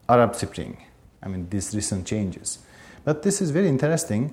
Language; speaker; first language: English; non-native, fluent; Turkish